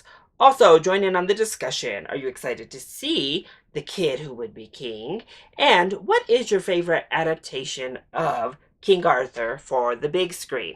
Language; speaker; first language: English; native; English